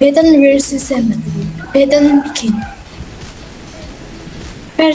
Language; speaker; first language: German; non-native, learner; Indonesian